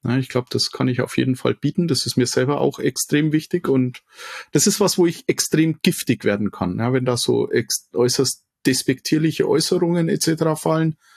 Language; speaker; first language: German; native; German